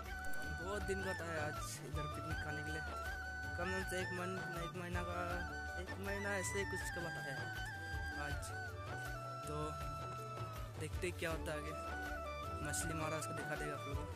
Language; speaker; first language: Hindi; non-native, local second language; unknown